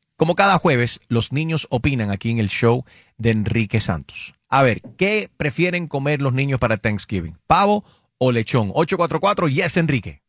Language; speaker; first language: Spanish; early bilingual, heritage; Spanish